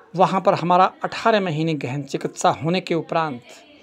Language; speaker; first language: Hindi; native; Hindi